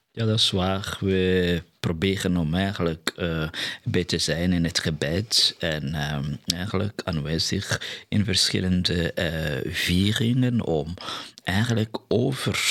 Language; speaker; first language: Dutch; non-native, fluent; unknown